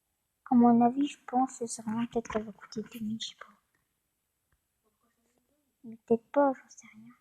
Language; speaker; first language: French; native; French